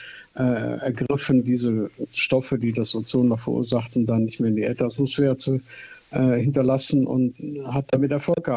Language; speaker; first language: German; native; German